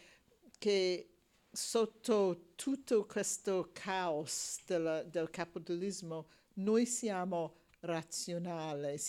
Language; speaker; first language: Italian; non-native, learner; English